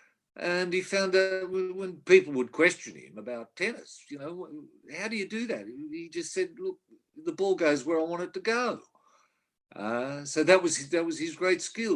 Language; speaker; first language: English; native; English